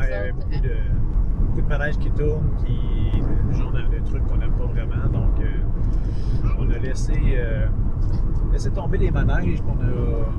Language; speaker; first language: French; native; French